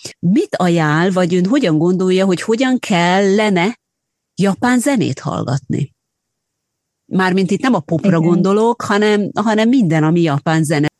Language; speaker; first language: Hungarian; native; Hungarian